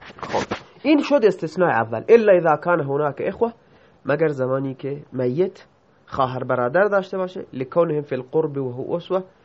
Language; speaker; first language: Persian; non-native, local second language; Baluchi